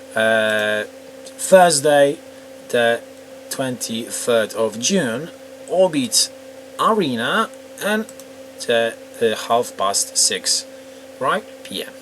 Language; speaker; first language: English; non-native, fluent; Polish